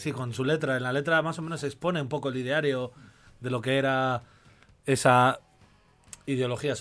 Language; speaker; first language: Spanish; native; Spanish